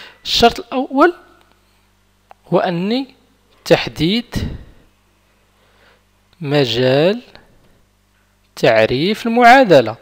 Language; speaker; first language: Arabic; native; Arabic